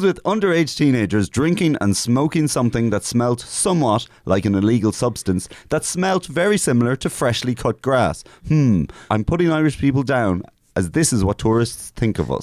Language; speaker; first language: English; native; English